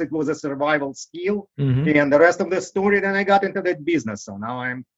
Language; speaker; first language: English; non-native, fluent; Russian